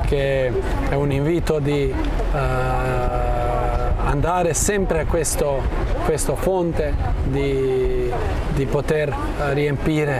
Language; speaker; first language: Italian; non-native, fluent; Croatian